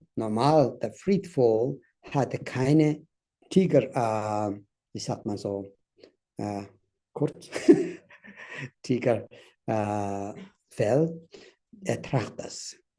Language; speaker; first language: German; non-native, fluent; Tibetan